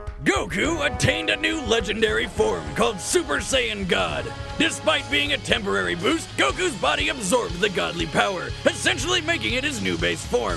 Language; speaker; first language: English; native; English